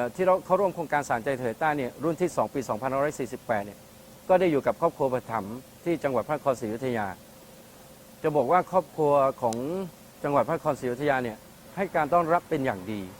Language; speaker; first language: Thai; native; Thai